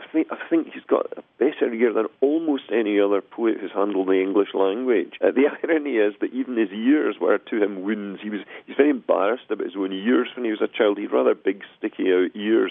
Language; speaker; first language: English; native; English